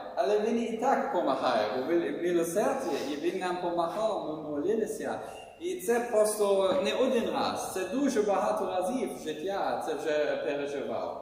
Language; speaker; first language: Ukrainian; non-native, learner; German